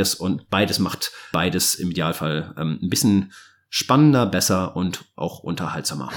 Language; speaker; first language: German; native; German